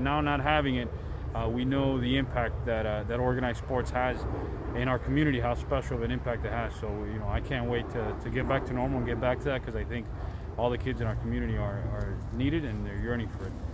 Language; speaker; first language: English; early bilingual, other home language; Spanish